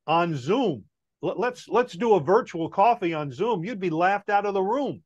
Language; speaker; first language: English; native; English